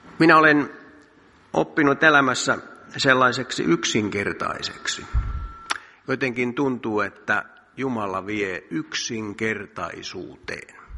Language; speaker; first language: Finnish; native; Finnish